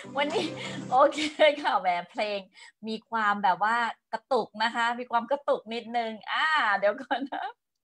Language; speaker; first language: Thai; native; Thai